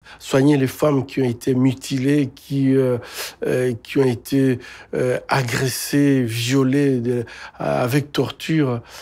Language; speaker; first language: French; non-native, local second language; Swahili